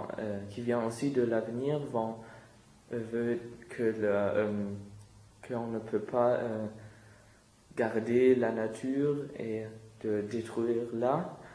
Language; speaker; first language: French; non-native, learner; German